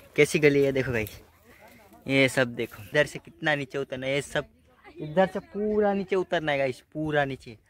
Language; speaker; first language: Hindi; non-native, local second language; Gujarati